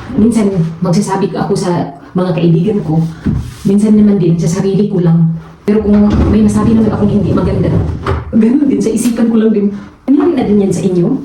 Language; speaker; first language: Filipino; non-native, local second language; Cebuano